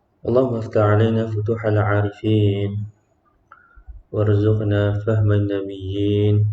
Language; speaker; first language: Arabic; non-native, fluent; Malay